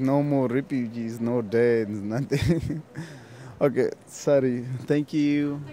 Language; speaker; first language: English; non-native, learner; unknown